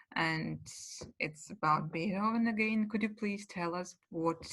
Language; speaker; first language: English; non-native, fluent; Georgian